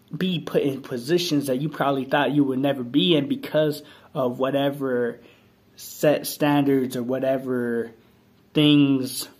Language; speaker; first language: English; native; English